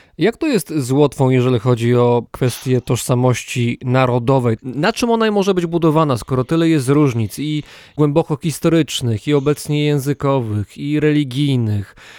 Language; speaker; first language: Polish; native; Polish